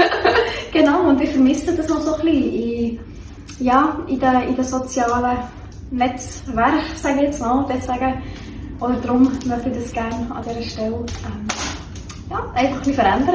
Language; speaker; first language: German; native; German